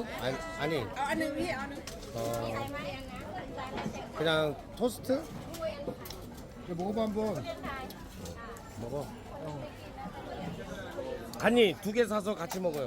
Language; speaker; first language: Korean; non-native, learner; Thai